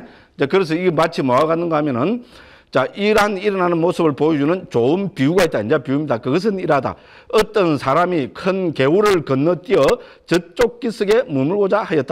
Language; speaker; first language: Korean; native; Korean